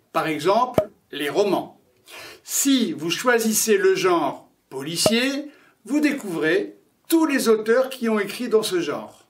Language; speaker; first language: French; native; French